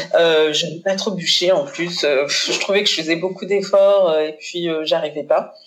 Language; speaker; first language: French; early bilingual, other home language; Haitian Creole